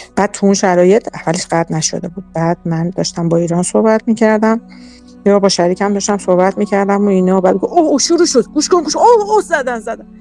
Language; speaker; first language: Persian; native; Persian